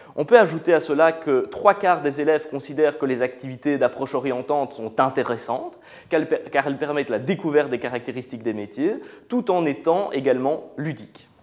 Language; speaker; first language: French; native; French